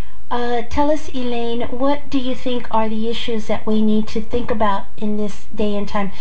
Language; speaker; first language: English; early bilingual, other home language; Spanish